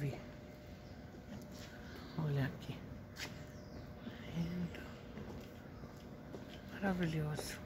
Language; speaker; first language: Portuguese; non-native, fluent; Arabic